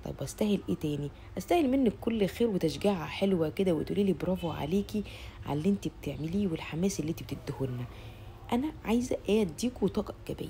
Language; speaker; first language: Arabic; native; Arabic